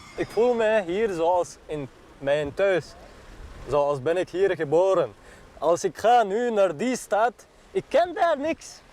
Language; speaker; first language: Dutch; non-native, learner; Chechen